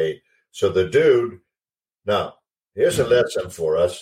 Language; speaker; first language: English; non-native, fluent; Swedish